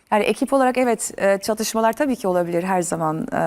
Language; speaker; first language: Turkish; early bilingual, other home language; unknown